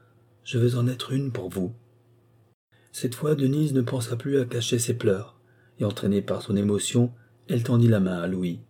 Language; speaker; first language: French; native; French